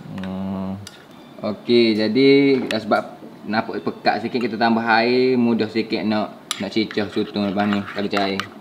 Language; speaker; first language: Malay; native; Malay